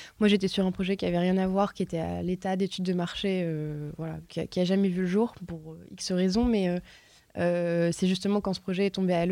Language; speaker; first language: French; native; French